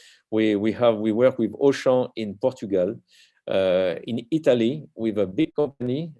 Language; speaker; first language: English; non-native, learner; French